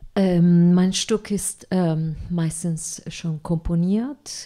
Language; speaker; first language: German; non-native, fluent; Italian